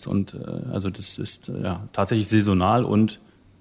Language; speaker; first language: German; native; German